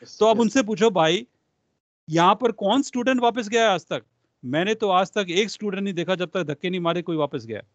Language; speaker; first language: Hindi; non-native, local second language; Punjabi